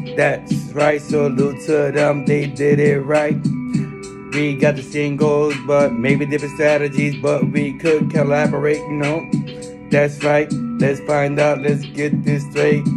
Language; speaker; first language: English; early bilingual, other home language; Spanish